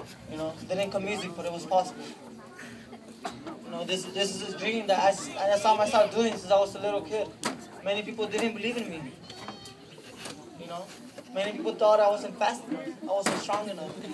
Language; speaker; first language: English; early bilingual, other home language; Spanish